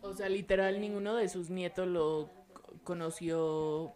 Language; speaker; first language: Spanish; early bilingual, heritage; Spanish